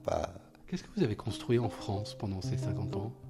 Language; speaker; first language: French; native; French